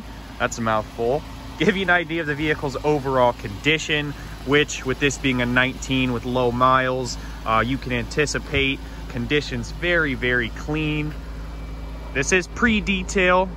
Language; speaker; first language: English; native; English